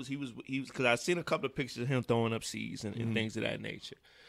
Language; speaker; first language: English; native; English